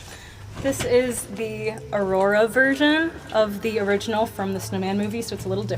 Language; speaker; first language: English; native; English